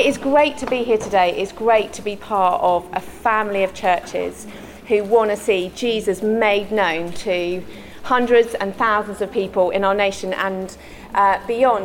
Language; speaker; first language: English; native; English